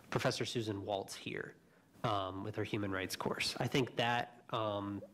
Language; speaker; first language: English; native; English